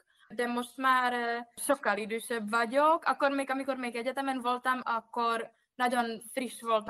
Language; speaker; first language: Hungarian; non-native, fluent; Czech